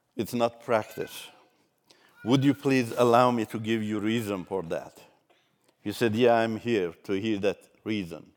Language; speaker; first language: English; non-native, fluent; Turkish